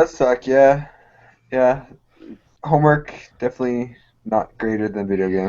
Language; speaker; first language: English; native; English